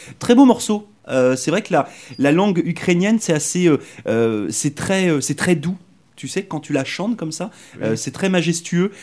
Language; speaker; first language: French; native; French